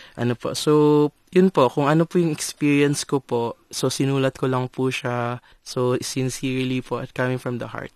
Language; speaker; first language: Filipino; non-native, local second language; Cebuano